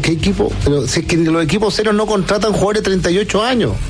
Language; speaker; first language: Spanish; native; Spanish